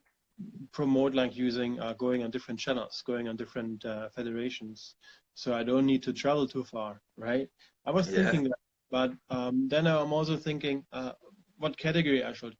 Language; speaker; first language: English; non-native, fluent; German